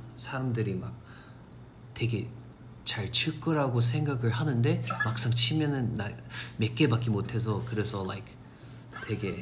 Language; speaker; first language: Korean; non-native, fluent; English